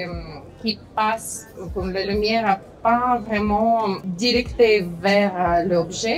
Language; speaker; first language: French; non-native, fluent; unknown